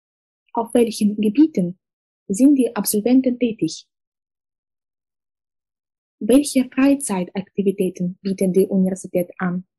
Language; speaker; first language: German; non-native, fluent; Russian